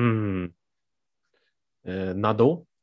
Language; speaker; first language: Japanese; non-native, learner; German